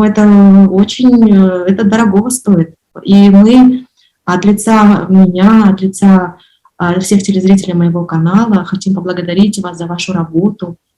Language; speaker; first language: Russian; non-native, local second language; Kazakh